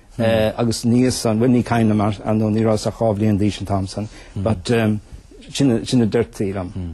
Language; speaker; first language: Irish; native; Irish